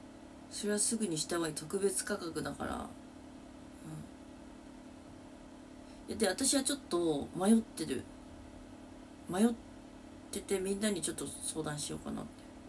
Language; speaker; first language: Japanese; native; Japanese